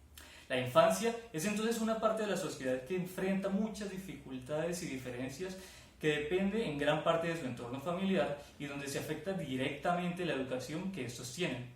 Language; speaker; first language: Spanish; native; Spanish